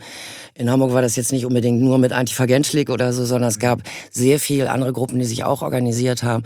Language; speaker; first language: German; native; German